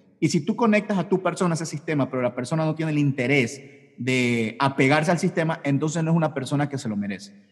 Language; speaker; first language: Spanish; native; Spanish